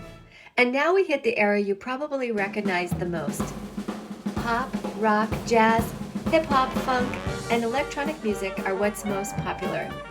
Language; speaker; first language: English; native; English